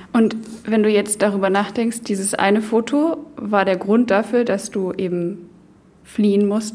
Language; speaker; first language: German; native; German